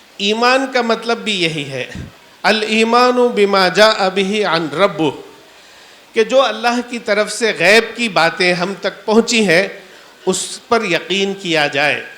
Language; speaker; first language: Urdu; native; Urdu